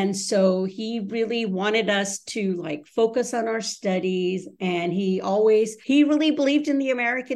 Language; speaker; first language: English; early bilingual, other home language; Bangla